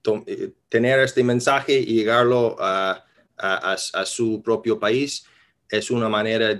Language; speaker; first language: Spanish; non-native, fluent; English